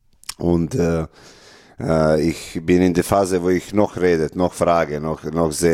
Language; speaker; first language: German; non-native, learner; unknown